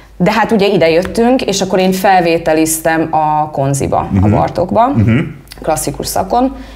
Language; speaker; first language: Hungarian; early bilingual, heritage; English